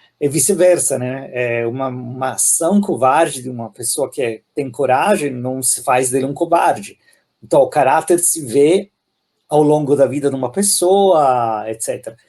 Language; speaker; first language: Portuguese; non-native, fluent; Italian